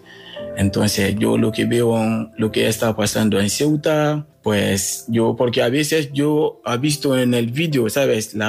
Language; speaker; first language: Spanish; non-native, learner; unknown